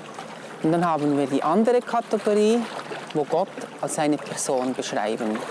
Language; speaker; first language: German; non-native, fluent; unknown